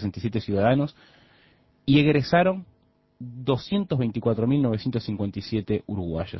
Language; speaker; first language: Spanish; native; Spanish